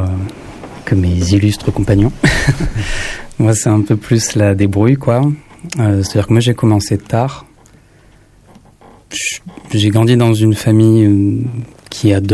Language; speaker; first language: French; native; French